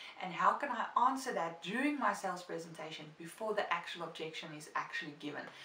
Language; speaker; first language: English; non-native, local second language; Afrikaans